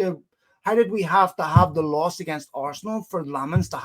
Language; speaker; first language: English; native; English